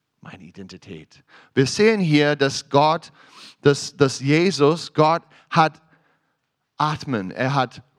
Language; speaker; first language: German; non-native, fluent; English